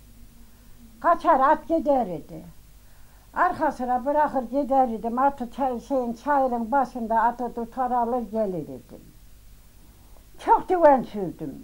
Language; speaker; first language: Turkish; native; Turkish